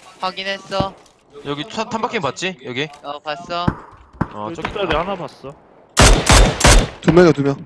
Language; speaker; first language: Korean; native; Korean